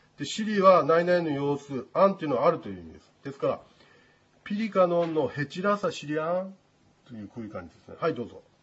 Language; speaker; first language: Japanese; native; Japanese